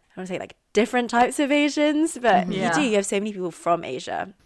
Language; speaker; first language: English; native; English